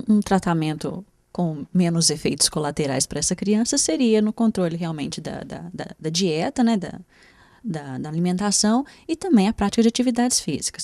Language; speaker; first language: Portuguese; native; Portuguese